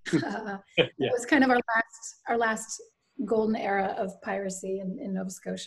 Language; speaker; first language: English; native; English